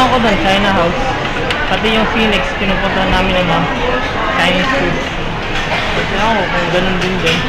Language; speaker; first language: Filipino; early bilingual, heritage; Filipino